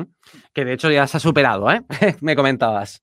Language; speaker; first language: Spanish; native; Spanish